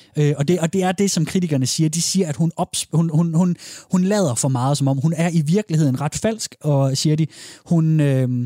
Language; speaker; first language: Danish; native; Danish